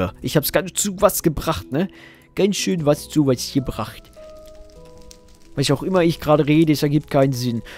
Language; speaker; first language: German; native; German